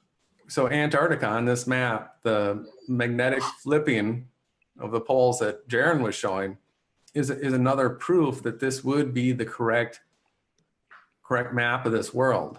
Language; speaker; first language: English; native; English